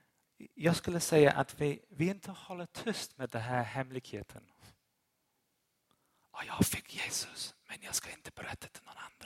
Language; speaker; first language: Swedish; non-native, fluent; English